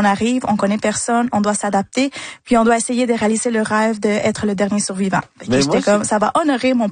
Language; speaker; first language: French; early bilingual, other home language; Spanish